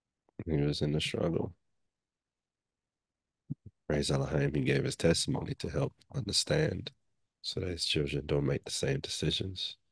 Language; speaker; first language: English; native; English